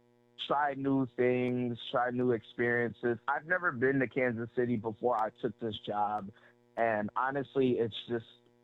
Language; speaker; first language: English; native; English